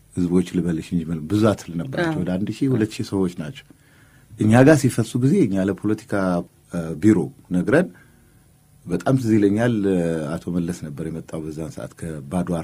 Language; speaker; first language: Amharic; non-native, local second language; Tigrinya